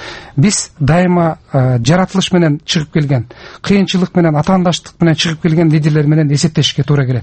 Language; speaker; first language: Kyrgyz; native; Kyrgyz